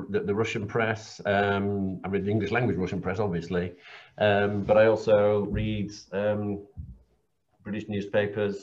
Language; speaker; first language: English; native; English